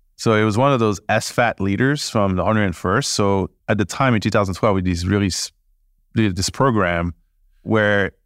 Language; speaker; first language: English; early bilingual, other home language; French